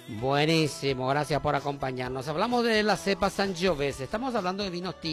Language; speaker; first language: Spanish; native; Spanish